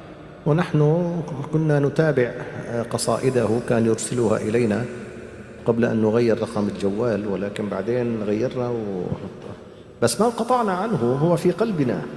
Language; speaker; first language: Arabic; native; Arabic